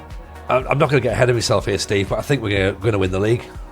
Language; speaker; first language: English; native; English